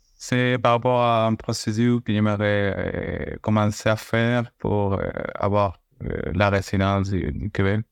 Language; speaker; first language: French; non-native, fluent; Spanish